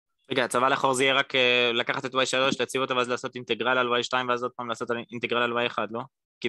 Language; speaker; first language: Hebrew; native; Hebrew